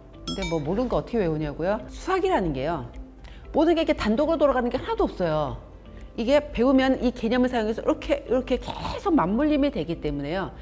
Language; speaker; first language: Korean; native; Korean